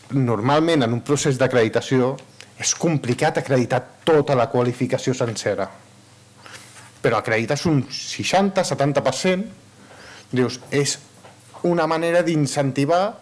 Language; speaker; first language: Catalan; early bilingual, other home language; Arabic